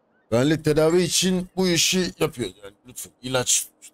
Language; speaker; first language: Turkish; native; Turkish